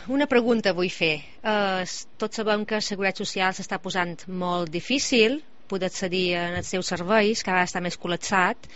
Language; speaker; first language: Catalan; native; Catalan